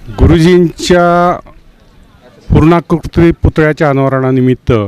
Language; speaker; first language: Marathi; non-native, local second language; Lambadi